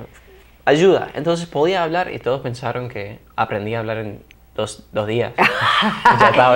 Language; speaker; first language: Spanish; non-native, fluent; English